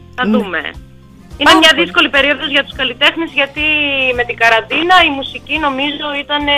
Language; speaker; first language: Greek; early bilingual, heritage; Russian